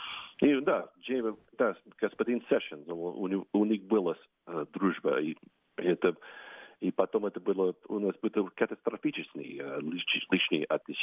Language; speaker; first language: Russian; non-native, fluent; English